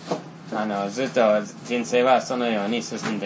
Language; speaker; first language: Japanese; non-native, fluent; Finnish